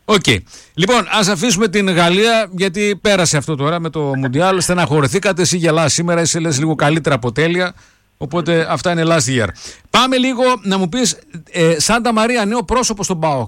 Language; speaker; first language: Greek; native; Greek